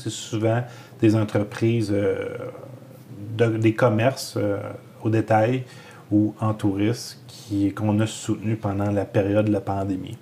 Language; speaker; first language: French; native; French